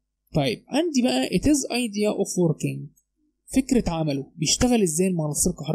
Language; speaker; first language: Arabic; native; Arabic